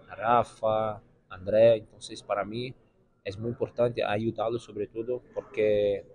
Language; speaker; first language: Spanish; non-native, learner; Portuguese